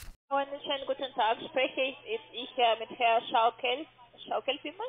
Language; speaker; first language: German; non-native, learner; Russian